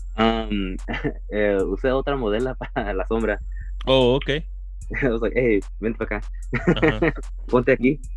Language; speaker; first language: Spanish; early bilingual, heritage; Spanish